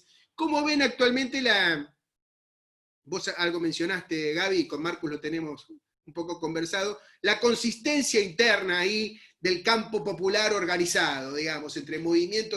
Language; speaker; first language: Spanish; native; Spanish